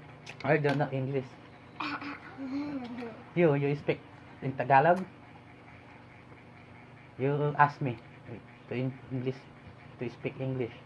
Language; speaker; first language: English; non-native, learner; Filipino